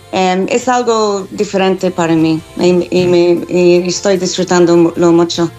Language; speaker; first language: Spanish; non-native, fluent; English